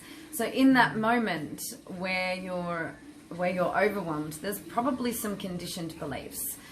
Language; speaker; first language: English; native; English